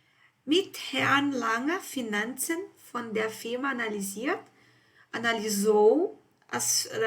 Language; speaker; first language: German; non-native, fluent; Portuguese